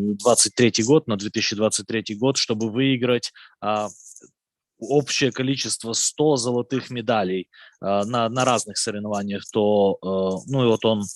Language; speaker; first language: Russian; native; Russian